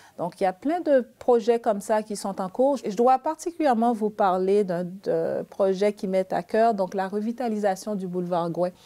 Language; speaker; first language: French; early bilingual, other home language; Haitian Creole